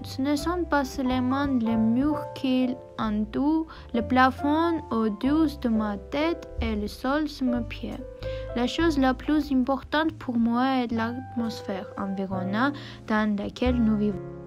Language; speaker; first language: French; non-native, learner; Armenian